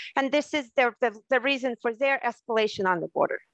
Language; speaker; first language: English; non-native, fluent; Russian